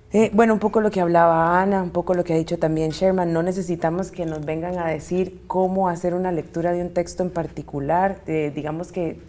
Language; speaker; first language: Spanish; native; Spanish